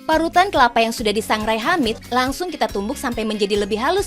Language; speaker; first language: Indonesian; native; Indonesian